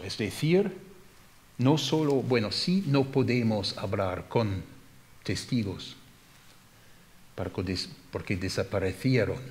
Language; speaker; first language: Spanish; non-native, fluent; German